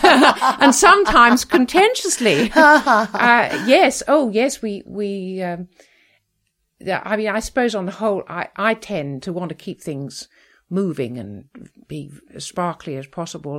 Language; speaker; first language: English; native; English